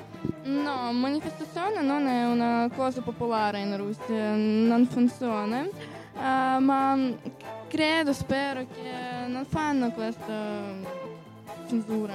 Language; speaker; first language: Italian; non-native, learner; Russian